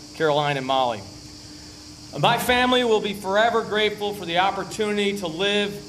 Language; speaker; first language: English; native; English